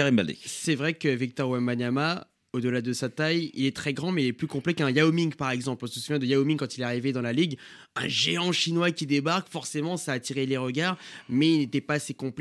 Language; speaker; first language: French; native; French